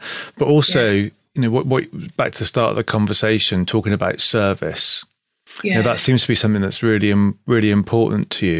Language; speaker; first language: English; native; English